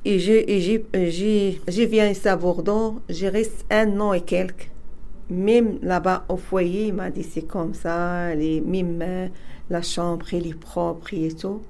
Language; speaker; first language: French; non-native, learner; Arabic